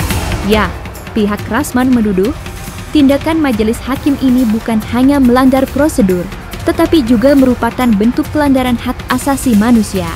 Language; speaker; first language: Indonesian; native; Indonesian